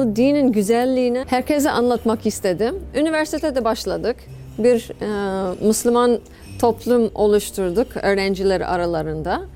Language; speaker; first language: Turkish; non-native, fluent; English